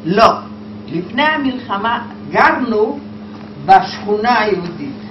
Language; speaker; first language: Hebrew; non-native, fluent; Polish